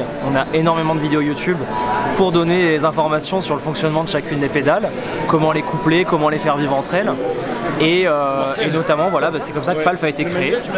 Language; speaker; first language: French; native; French